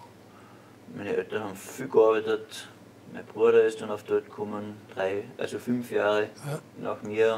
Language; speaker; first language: German; native; German